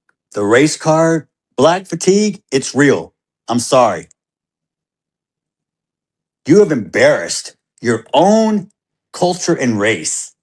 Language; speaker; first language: English; native; English